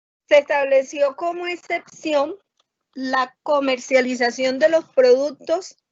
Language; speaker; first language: Spanish; native; Spanish